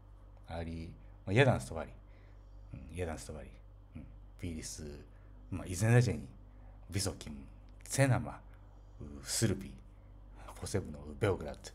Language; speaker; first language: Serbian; non-native, fluent; Japanese